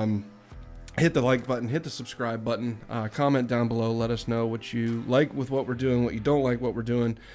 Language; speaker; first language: English; native; English